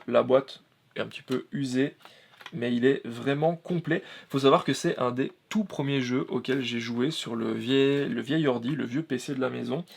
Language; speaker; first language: French; native; French